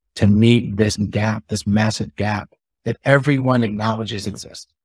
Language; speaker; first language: English; native; English